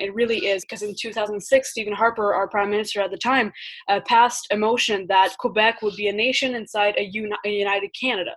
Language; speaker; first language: English; early bilingual, other home language; French